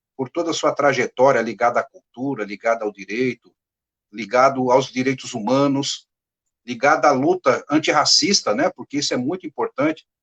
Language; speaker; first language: Portuguese; native; Portuguese